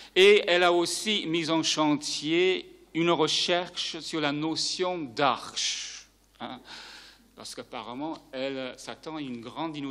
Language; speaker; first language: French; native; French